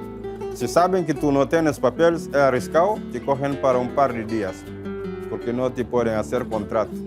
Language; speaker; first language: Spanish; non-native, learner; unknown